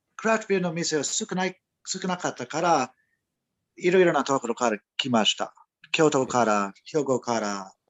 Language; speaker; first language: Japanese; non-native, learner; English